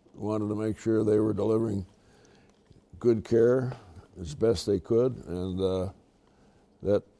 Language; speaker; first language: English; native; English